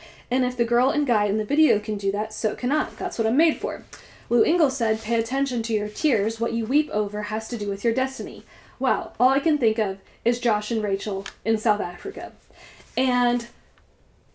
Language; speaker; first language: English; native; English